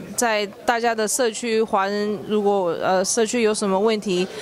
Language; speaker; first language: Chinese; early bilingual, heritage; Chinese